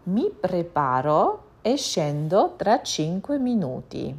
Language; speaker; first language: Italian; non-native, fluent; Georgian